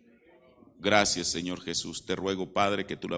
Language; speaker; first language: Spanish; native; Spanish